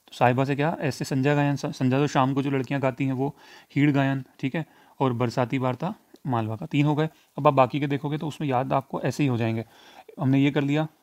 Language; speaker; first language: Hindi; native; Hindi